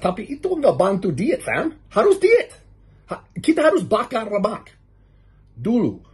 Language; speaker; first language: Indonesian; non-native, learner; English